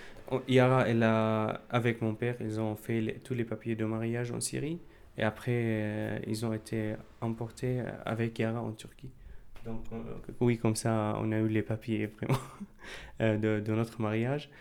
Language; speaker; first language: French; non-native, fluent; Arabic